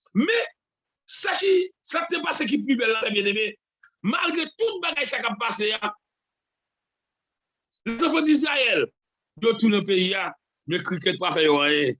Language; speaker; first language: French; non-native, local second language; Haitian Creole